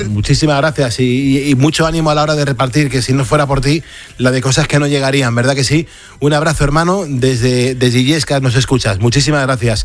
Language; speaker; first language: Spanish; native; Spanish